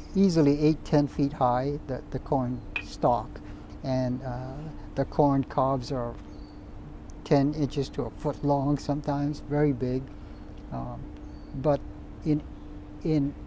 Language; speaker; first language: English; native; English